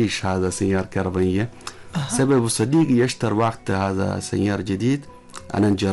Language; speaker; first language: Arabic; non-native, learner; Chinese